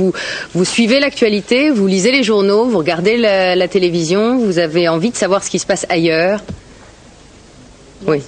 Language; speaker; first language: French; native; French